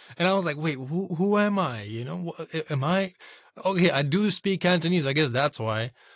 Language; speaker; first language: English; non-native, local second language; Urdu